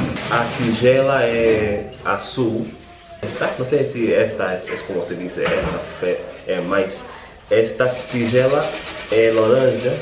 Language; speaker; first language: Portuguese; non-native, learner; English